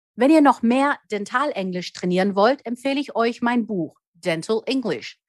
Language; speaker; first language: German; native; German